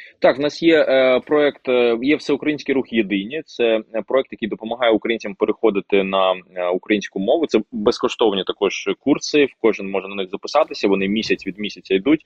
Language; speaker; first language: Ukrainian; non-native, local second language; Russian